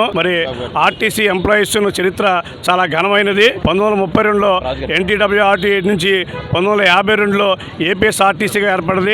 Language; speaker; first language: Telugu; native; Telugu